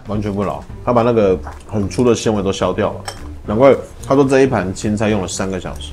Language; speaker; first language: Chinese; native; Chinese